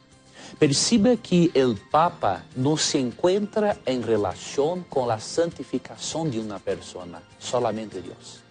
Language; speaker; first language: Spanish; non-native, fluent; Portuguese